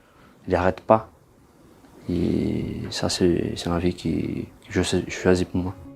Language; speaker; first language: French; non-native, learner; Portuguese